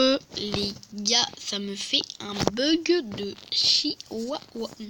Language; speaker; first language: French; native; French